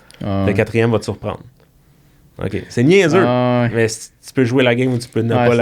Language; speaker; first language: French; native; French